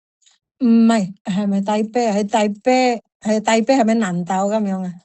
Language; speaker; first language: Chinese; non-native, learner; Indonesian